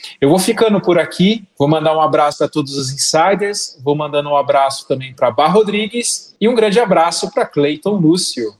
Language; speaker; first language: Portuguese; native; Portuguese